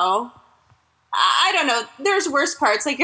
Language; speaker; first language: English; native; English